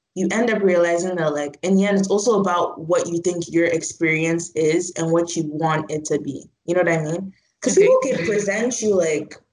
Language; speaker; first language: English; non-native, local second language; Igbo